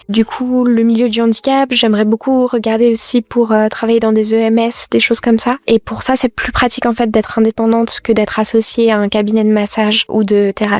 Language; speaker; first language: French; native; French